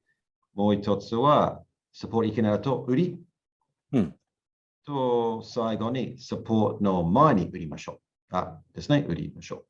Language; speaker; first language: Japanese; non-native, learner; English